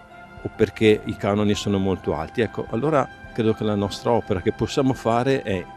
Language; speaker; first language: Italian; native; Italian